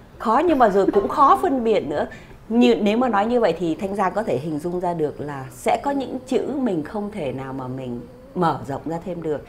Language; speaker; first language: Vietnamese; native; Vietnamese